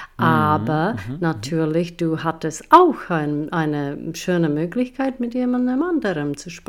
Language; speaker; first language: German; non-native, fluent; Czech